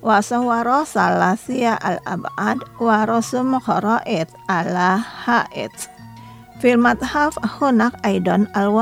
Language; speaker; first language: Arabic; non-native, fluent; Indonesian